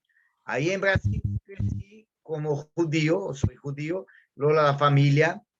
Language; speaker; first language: Spanish; non-native, fluent; Portuguese